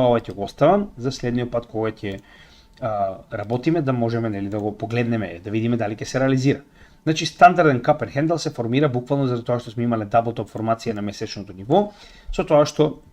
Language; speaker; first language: Macedonian; native; Macedonian